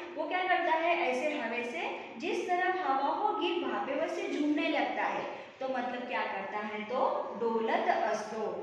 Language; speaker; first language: Hindi; non-native, local second language; Marathi